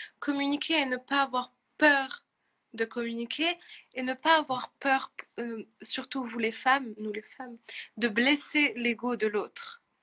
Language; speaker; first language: French; non-native, local second language; Arabic